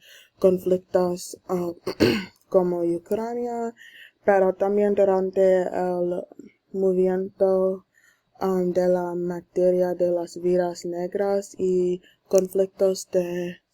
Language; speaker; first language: Spanish; non-native, learner; English